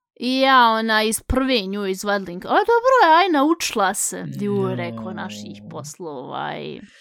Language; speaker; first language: Bosnian; early bilingual, heritage; Bosnian